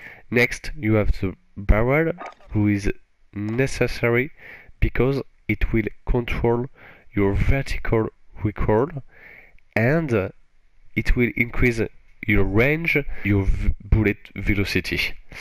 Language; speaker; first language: English; non-native, fluent; French